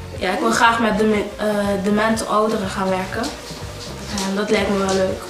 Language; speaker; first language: Dutch; early bilingual, other home language; Papiamento